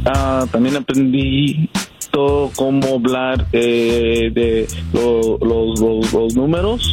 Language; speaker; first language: Spanish; non-native, learner; English